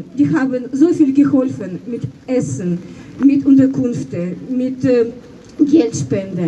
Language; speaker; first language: German; non-native, fluent; Ukrainian